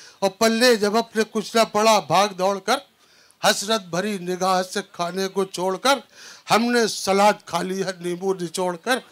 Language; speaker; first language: Urdu; native; Urdu